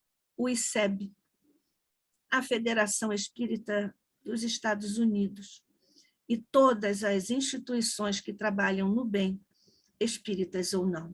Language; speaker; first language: Portuguese; native; Portuguese